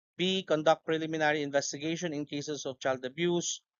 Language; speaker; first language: English; non-native, local second language; Filipino